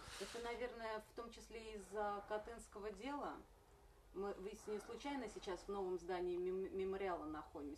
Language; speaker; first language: Russian; native; Russian